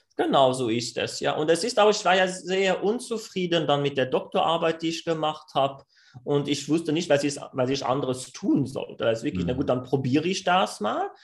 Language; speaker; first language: German; non-native, fluent; French